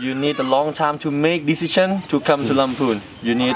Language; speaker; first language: English; non-native, learner; Thai